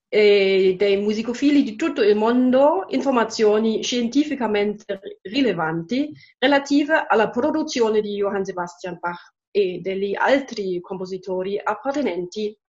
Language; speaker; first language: Italian; non-native, fluent; German